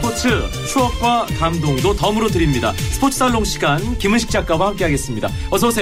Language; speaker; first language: Korean; native; Korean